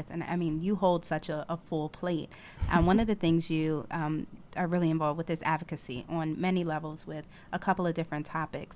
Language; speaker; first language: English; native; English